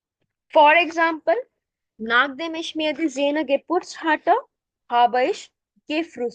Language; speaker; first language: German; non-native, fluent; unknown